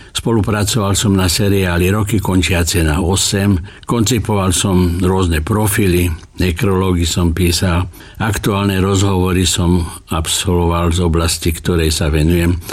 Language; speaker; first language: Slovak; native; Slovak